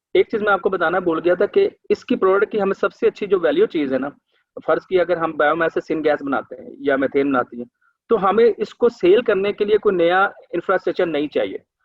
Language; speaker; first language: Urdu; non-native, local second language; Punjabi